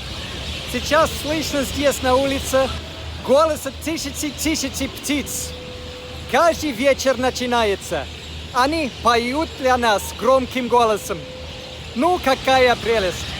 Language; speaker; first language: Russian; non-native, fluent; English